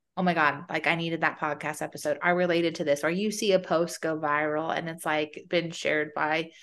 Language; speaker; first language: English; native; English